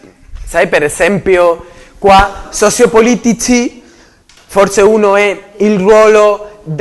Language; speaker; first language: Italian; non-native, learner; Spanish